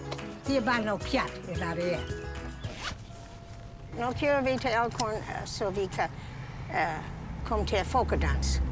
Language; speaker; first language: Danish; early bilingual, heritage; English